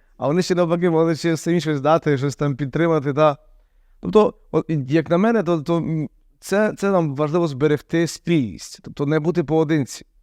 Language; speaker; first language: Ukrainian; native; Ukrainian